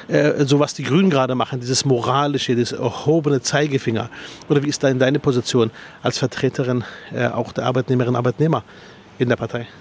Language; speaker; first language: German; early bilingual, other home language; Arabic